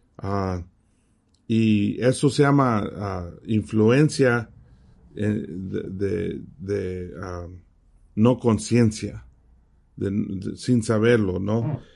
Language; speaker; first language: Spanish; early bilingual, heritage; Spanish